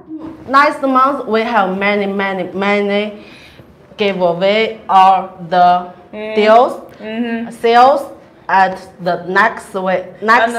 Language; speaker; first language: English; non-native, learner; Chinese